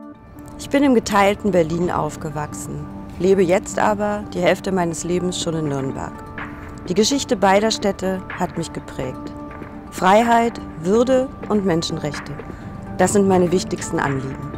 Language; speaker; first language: German; native; German